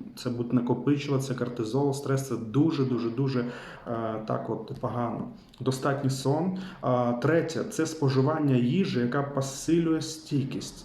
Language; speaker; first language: Ukrainian; non-native, local second language; Russian